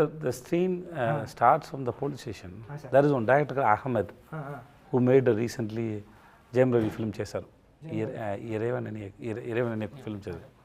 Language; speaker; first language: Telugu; non-native, learner; Tamil